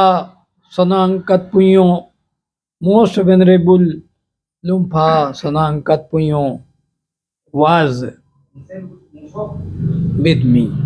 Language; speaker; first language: English; non-native, local second language; Hindi